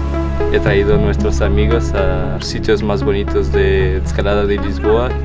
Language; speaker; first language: Spanish; non-native, fluent; Portuguese